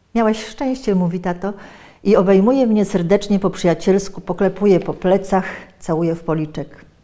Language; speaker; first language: Polish; native; Polish